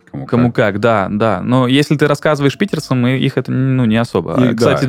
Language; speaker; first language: Russian; native; Russian